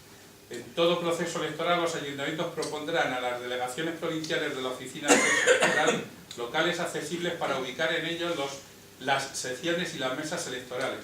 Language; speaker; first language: Spanish; native; Spanish